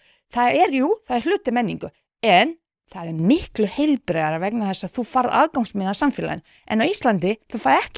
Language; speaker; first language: Icelandic; non-native, fluent; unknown